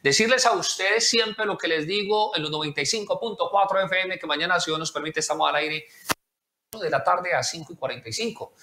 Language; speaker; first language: Spanish; native; Spanish